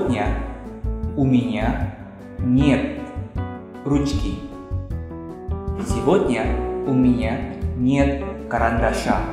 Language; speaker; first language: Russian; non-native, fluent; Indonesian